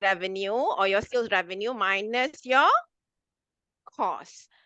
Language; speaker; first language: English; non-native, local second language; Malay